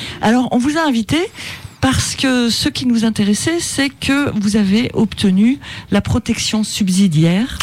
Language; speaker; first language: French; native; French